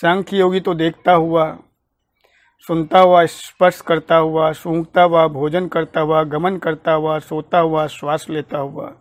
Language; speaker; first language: Hindi; native; Hindi